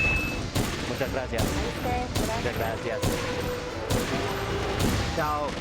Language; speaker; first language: Spanish; non-native, learner; English